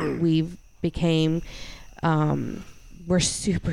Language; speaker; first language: English; native; English